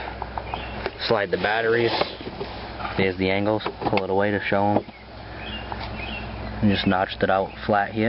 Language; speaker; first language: English; native; English